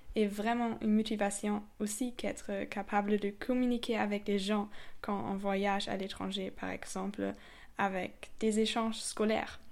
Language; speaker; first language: French; non-native, fluent; German